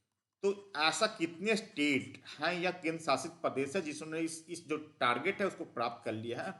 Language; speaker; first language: Hindi; native; Hindi